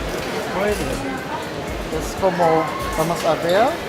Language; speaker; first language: Spanish; non-native, learner; German